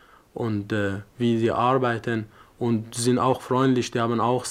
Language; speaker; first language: German; non-native, fluent; Persian